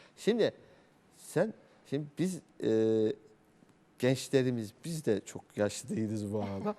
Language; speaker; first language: Turkish; native; Turkish